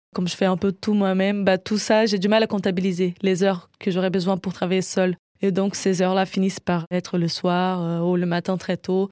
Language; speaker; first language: French; non-native, fluent; Portuguese